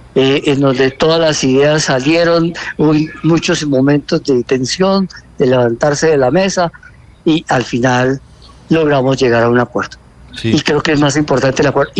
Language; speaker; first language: Spanish; native; Spanish